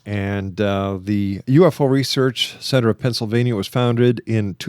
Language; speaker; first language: English; native; English